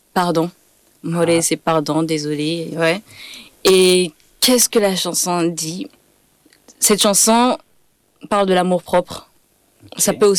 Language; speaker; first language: French; non-native, local second language; Rundi